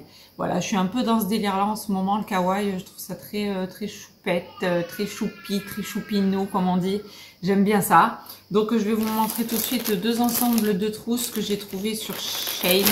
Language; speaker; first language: French; native; French